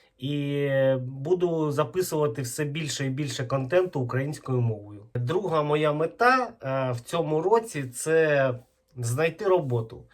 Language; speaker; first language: Ukrainian; non-native, local second language; Russian